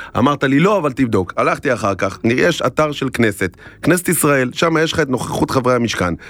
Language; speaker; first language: Hebrew; native; Hebrew